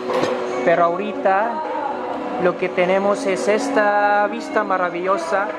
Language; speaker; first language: Spanish; non-native, fluent; Filipino